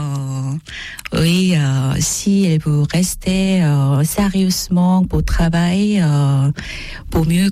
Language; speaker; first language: French; non-native, learner; Korean